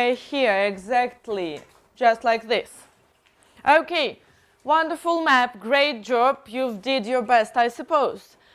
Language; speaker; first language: English; non-native, fluent; Russian